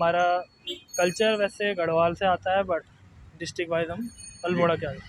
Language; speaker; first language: Hindi; native; Hindi